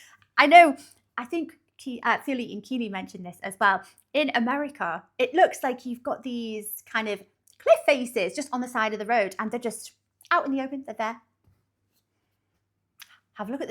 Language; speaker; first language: English; native; English